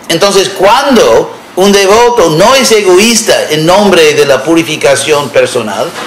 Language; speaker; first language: Spanish; non-native, fluent; English